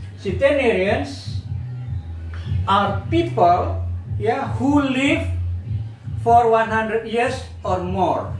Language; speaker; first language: English; non-native, fluent; Indonesian